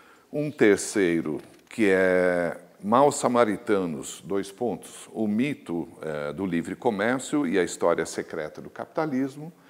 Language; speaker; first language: Portuguese; native; Portuguese